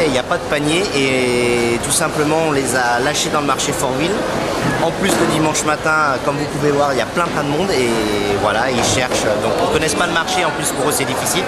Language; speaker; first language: French; native; French